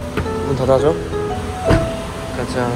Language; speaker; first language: Korean; native; Korean